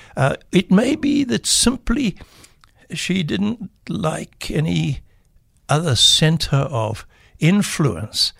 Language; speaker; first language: English; native; English